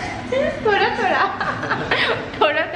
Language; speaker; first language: Hindi; non-native, learner; Bangla